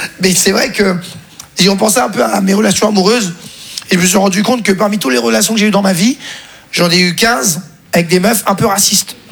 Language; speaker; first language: French; native; French